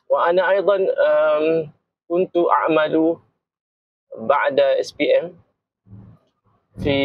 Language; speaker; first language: Arabic; non-native, fluent; Malay